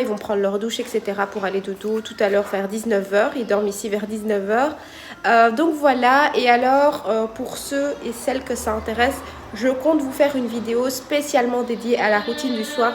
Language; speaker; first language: French; native; French